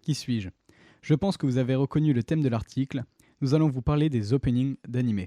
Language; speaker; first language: French; native; French